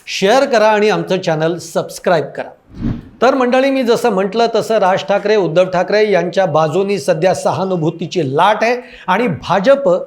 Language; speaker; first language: Marathi; native; Marathi